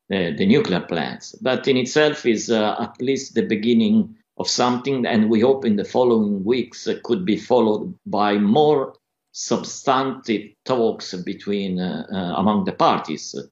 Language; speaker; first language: English; non-native, fluent; Italian